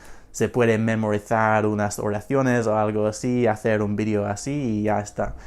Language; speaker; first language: Spanish; non-native, fluent; English